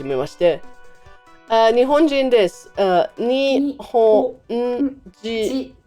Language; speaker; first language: Japanese; non-native, learner; German